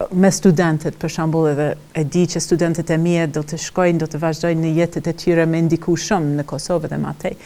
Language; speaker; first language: Albanian; non-native, fluent; English